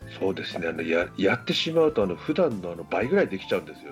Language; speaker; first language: Japanese; native; Japanese